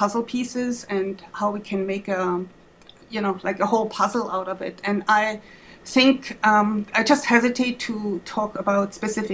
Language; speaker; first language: English; non-native, fluent; German